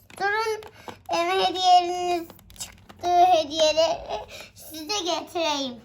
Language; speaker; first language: Turkish; native; Turkish